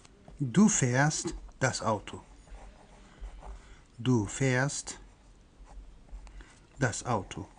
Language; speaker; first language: German; non-native, fluent; Persian